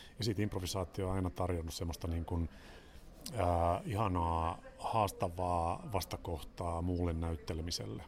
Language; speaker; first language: Finnish; non-native, local second language; Swedish